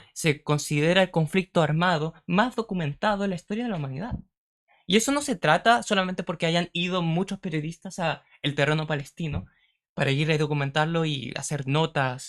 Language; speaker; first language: Spanish; native; Spanish